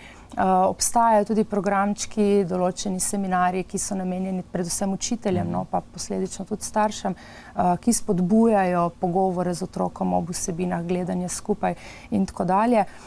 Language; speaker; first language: Slovenian; native; Slovenian